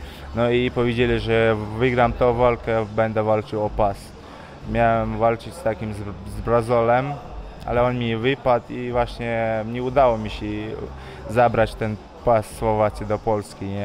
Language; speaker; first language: Polish; non-native, fluent; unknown